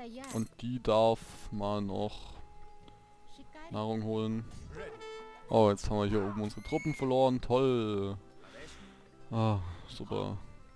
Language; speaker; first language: German; native; German